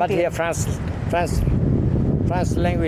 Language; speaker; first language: English; non-native, learner; Vietnamese